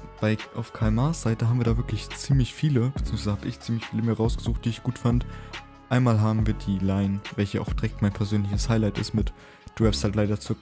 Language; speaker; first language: German; native; German